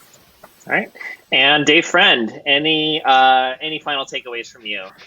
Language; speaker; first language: English; native; English